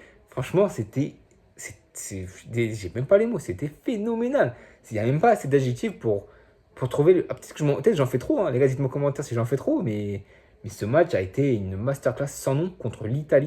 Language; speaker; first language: French; native; French